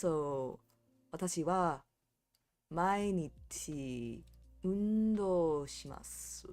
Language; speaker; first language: Japanese; non-native, learner; English